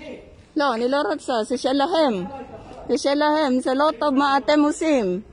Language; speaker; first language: Hebrew; non-native, learner; Filipino